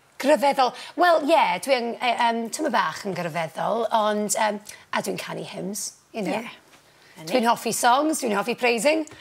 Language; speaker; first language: Welsh; non-native, local second language; English